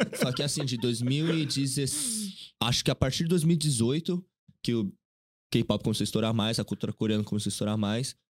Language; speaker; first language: Portuguese; early bilingual, other home language; Korean